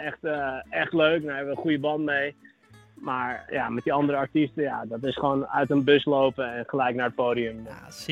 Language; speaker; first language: Dutch; native; Dutch